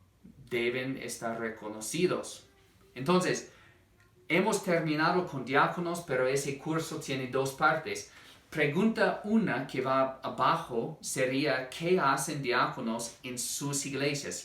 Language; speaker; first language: Spanish; non-native, fluent; English